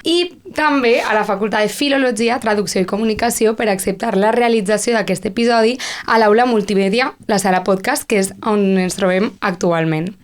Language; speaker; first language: Catalan; native; Catalan